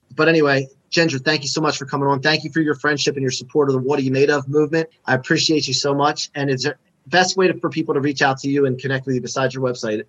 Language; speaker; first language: English; non-native, fluent; Chinese